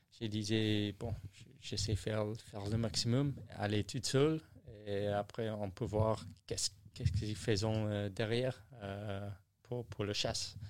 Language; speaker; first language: French; non-native, learner; English